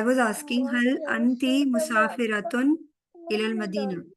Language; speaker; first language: Arabic; non-native, fluent; Urdu